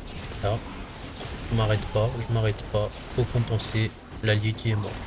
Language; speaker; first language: French; native; French